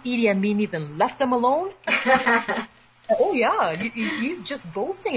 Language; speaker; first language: English; native; English